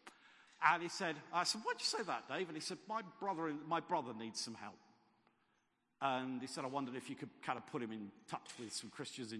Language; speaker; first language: English; native; English